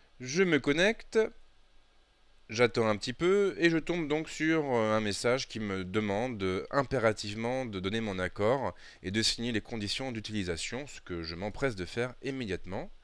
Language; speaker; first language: French; native; French